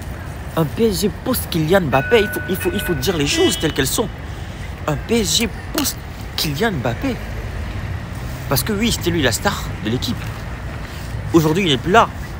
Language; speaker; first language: French; native; French